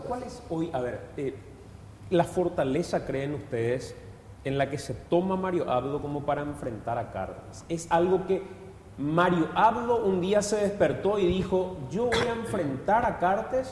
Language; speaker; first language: Spanish; native; Spanish